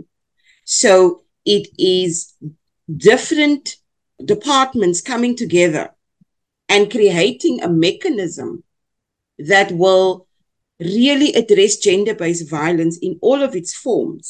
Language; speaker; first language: English; non-native, local second language; Afrikaans